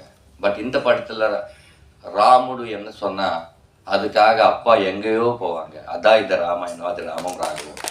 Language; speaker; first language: Tamil; non-native, learner; Telugu